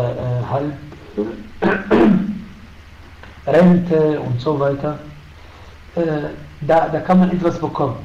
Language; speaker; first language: German; non-native, fluent; Arabic